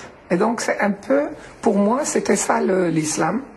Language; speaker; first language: French; non-native, local second language; Arabic